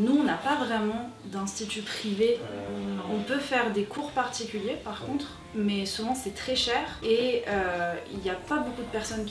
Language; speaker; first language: French; native; French